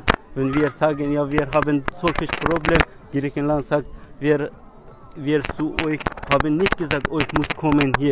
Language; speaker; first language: German; non-native, learner; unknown